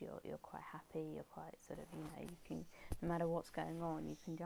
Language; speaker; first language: English; native; English